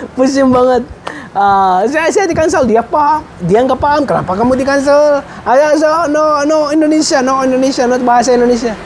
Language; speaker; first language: Indonesian; non-native, fluent; Arabic